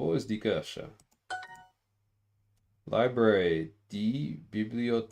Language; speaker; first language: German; non-native, learner; English